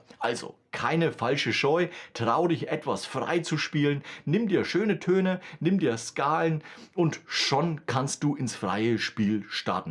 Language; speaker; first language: German; native; German